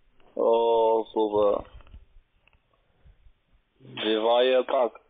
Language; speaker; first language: German; non-native, learner; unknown